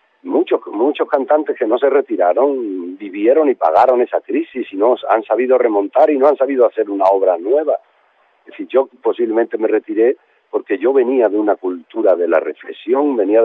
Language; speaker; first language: Spanish; native; Spanish